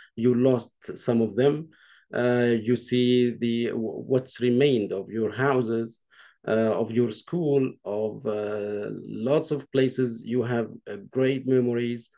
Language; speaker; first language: English; non-native, fluent; Arabic